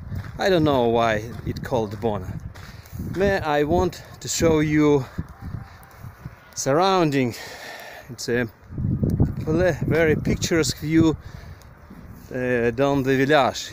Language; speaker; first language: English; non-native, learner; Ukrainian